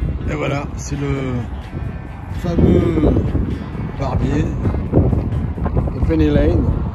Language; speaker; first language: French; native; French